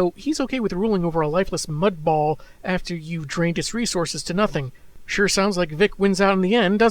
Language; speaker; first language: English; native; English